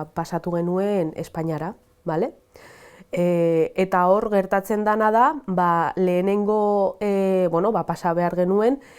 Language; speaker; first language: Basque; non-native, local second language; Spanish